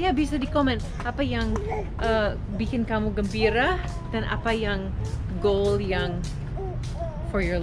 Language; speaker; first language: Indonesian; non-native, learner; English